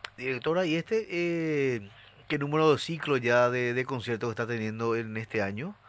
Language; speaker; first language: Spanish; native; Spanish